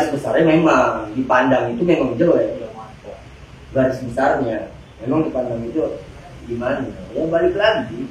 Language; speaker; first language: Indonesian; native; Indonesian